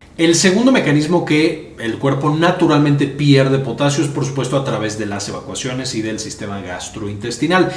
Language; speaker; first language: Spanish; native; Spanish